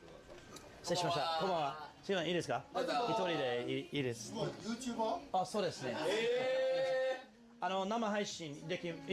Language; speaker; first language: Japanese; non-native, learner; English